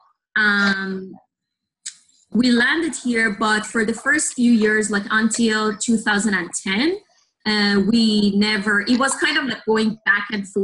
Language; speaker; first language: English; non-native, fluent; Persian